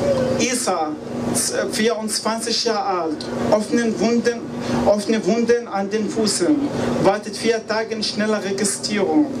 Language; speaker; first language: German; non-native, learner; Arabic